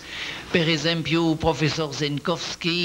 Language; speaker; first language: Portuguese; non-native, learner; French